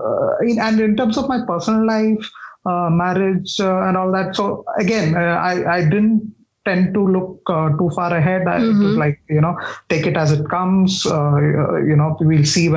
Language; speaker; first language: English; non-native, local second language; Malayalam